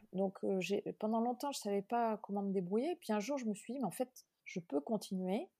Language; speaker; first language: French; native; French